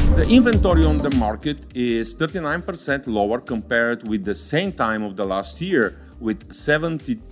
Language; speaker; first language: English; non-native, fluent; Bulgarian